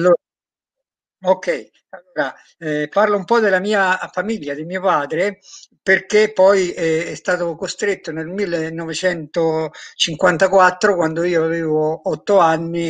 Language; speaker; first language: Italian; native; Italian